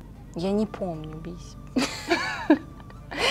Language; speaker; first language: Russian; native; Russian